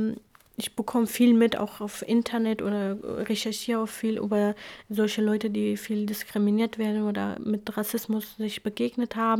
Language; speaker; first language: German; non-native, fluent; Kurdish